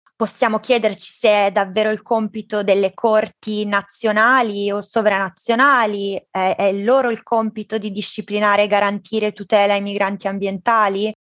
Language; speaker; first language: Italian; native; Italian